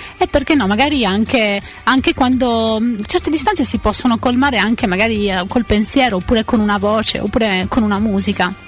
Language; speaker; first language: Italian; native; Italian